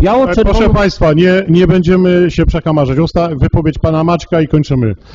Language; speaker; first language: Polish; native; Polish